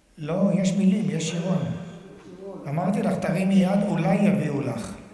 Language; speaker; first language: Hebrew; native; Hebrew